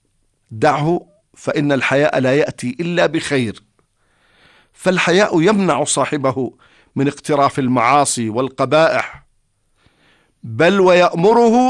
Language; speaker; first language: Arabic; native; Arabic